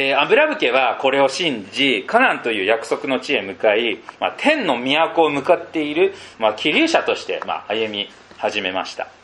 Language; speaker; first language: Japanese; non-native, fluent; Filipino